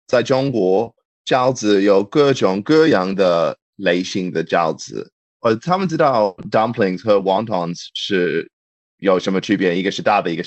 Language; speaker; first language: Chinese; non-native, learner; English